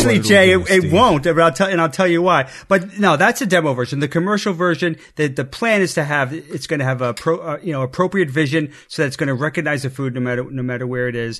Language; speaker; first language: English; native; English